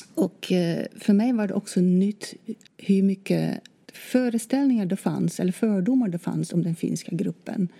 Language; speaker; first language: Swedish; non-native, fluent; Dutch